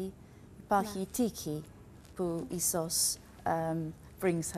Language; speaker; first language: Greek; non-native, learner; English